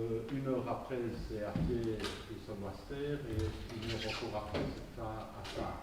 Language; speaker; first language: French; native; French